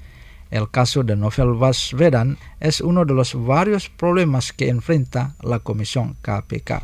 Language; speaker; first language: Spanish; non-native, fluent; Indonesian